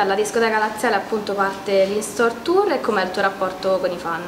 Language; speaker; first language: Italian; native; Italian